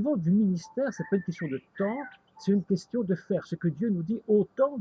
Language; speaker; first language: French; native; French